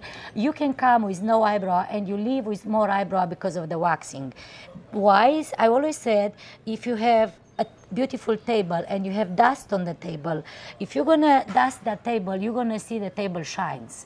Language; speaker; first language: English; non-native, fluent; Romanian